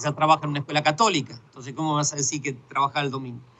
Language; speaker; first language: Spanish; native; Spanish